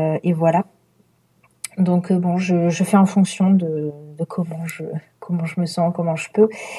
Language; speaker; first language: French; native; French